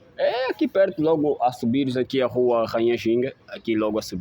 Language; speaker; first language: Portuguese; native; Portuguese